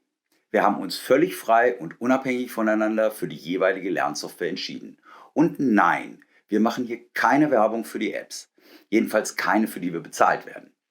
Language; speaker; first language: German; native; German